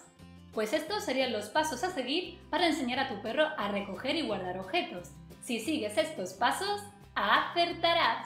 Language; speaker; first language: Spanish; native; Spanish